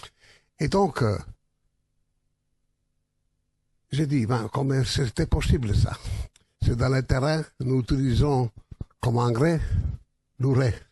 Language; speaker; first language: French; non-native, learner; Italian